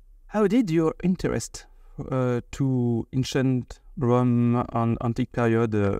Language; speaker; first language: English; non-native, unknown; French